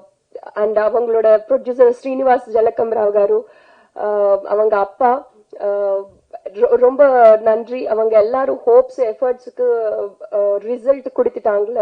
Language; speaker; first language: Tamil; non-native, learner; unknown